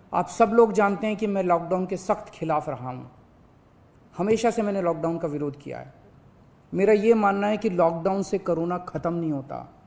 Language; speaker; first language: Hindi; native; Hindi